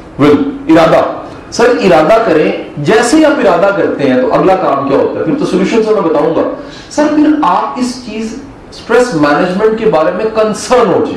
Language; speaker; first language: Urdu; non-native, local second language; Punjabi